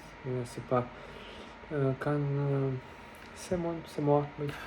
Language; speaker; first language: French; non-native, learner; Russian